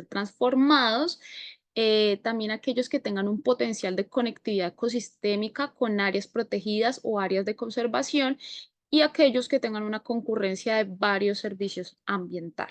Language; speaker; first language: Spanish; native; Spanish